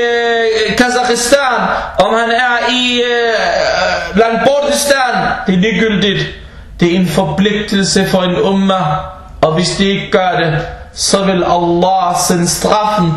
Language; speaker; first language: Danish; non-native, fluent; Arabic